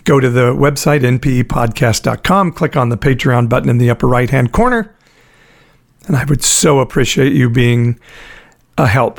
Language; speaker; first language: English; native; English